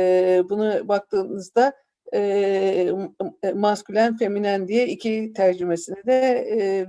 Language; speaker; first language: Turkish; native; Turkish